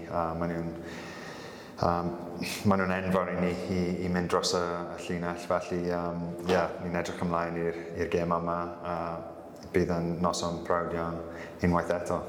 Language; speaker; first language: Welsh; non-native, local second language; English